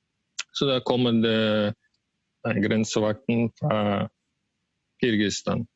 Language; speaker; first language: Norwegian; non-native, learner; Russian